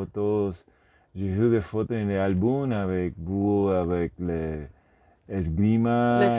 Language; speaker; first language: French; non-native, learner; Spanish